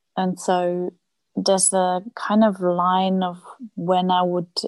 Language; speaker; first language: English; non-native, fluent; German